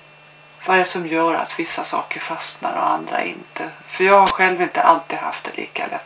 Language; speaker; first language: Swedish; native; Swedish